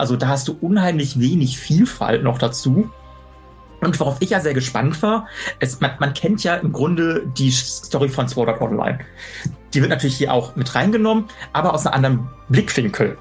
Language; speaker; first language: German; native; German